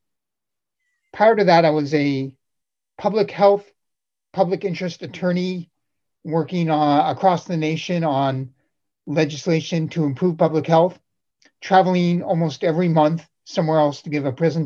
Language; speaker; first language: English; native; English